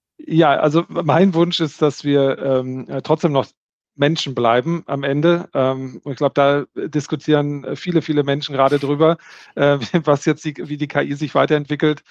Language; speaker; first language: German; native; German